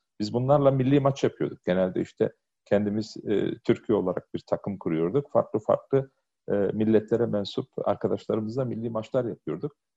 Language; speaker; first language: Turkish; early bilingual, heritage; Turkish